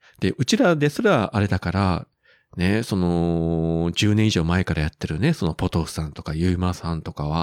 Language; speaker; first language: Japanese; native; Japanese